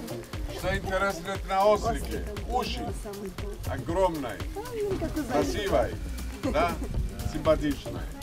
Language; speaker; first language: Russian; non-native, learner; Greek